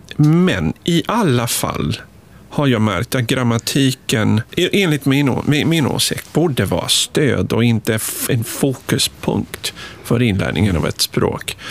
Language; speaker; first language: Swedish; non-native, fluent; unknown